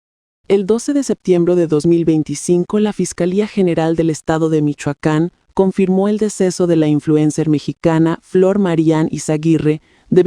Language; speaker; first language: Spanish; native; Spanish